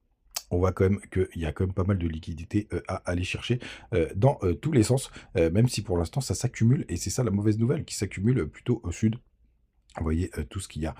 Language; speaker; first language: French; native; French